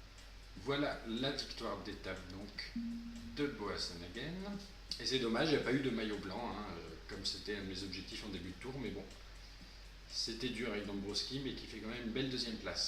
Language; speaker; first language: French; native; French